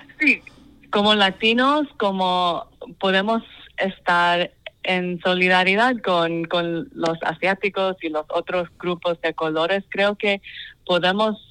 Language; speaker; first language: Spanish; non-native, fluent; English